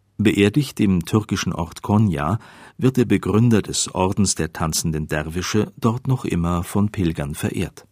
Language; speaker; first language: German; native; German